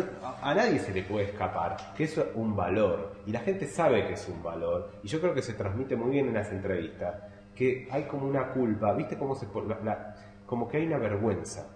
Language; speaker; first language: Spanish; native; Spanish